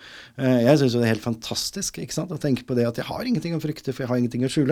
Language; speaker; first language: Norwegian; native; Norwegian